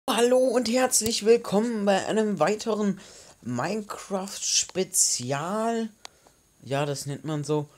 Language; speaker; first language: German; native; German